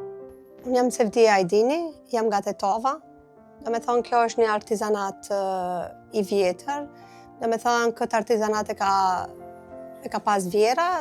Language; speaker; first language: Albanian; native; Albanian